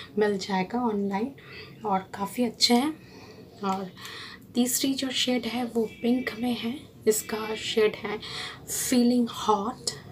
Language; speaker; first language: Hindi; non-native, local second language; Bangla